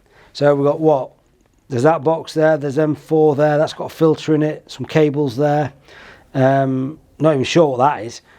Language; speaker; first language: English; native; English